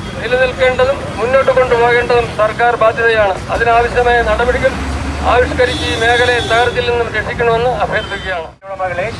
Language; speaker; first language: Malayalam; native; Malayalam